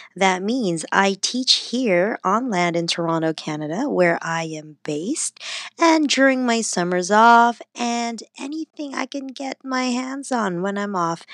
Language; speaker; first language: English; non-native, local second language; Cebuano